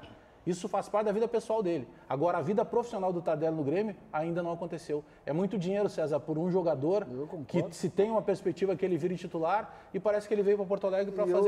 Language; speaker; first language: Portuguese; native; Portuguese